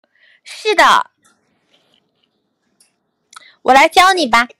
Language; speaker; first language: Chinese; native; Chinese